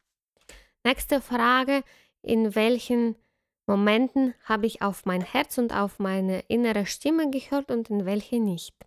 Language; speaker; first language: German; non-native, fluent; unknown